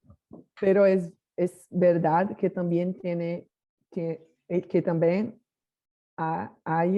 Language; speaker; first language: Spanish; non-native, learner; Portuguese